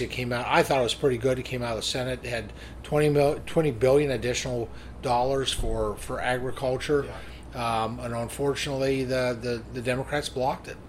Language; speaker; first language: English; native; English